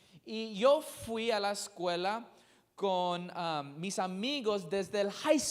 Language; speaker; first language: Spanish; non-native, learner; English